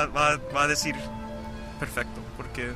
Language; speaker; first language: Spanish; early bilingual, heritage; English